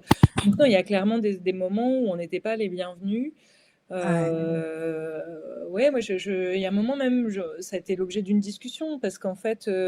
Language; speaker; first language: French; native; French